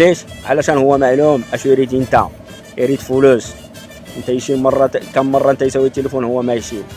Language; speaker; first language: Arabic; non-native, learner; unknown